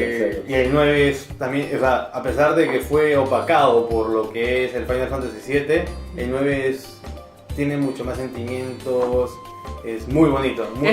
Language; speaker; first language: Spanish; native; Spanish